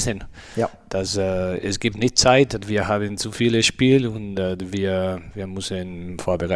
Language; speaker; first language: German; non-native, learner; Spanish